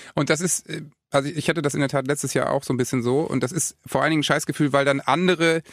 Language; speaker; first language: German; native; German